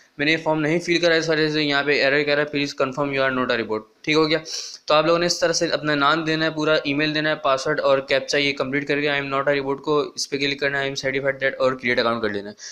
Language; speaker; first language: Urdu; non-native, local second language; Punjabi